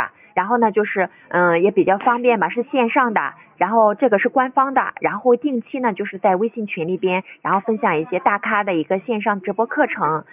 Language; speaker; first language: Chinese; native; Chinese